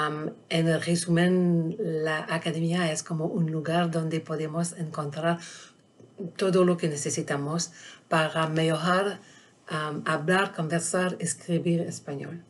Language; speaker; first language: Spanish; non-native, learner; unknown